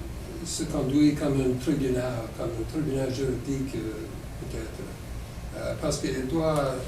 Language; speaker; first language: French; non-native, local second language; English